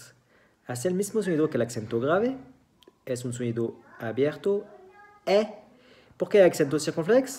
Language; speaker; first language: Spanish; non-native, fluent; French